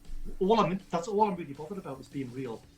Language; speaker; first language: English; native; English